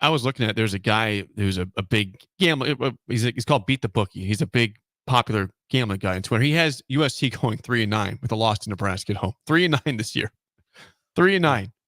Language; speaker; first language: English; native; English